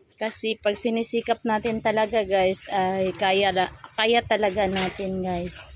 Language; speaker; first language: Filipino; native; Filipino